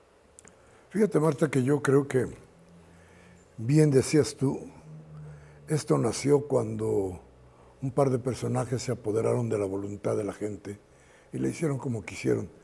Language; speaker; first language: Spanish; native; Spanish